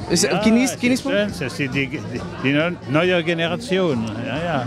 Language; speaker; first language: German; non-native, fluent; French